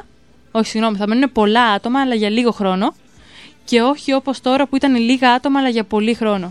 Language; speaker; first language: Greek; native; Greek